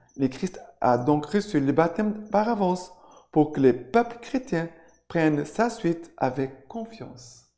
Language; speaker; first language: French; non-native, fluent; Portuguese